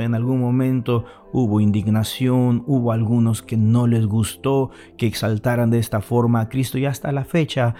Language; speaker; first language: Spanish; native; Spanish